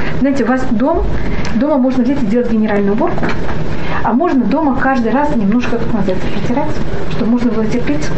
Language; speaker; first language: Russian; early bilingual, heritage; Russian